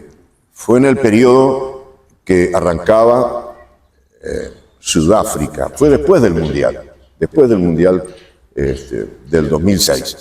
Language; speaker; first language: Spanish; native; Spanish